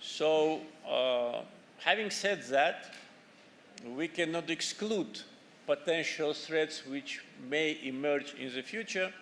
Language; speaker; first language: English; non-native, fluent; Azerbaijani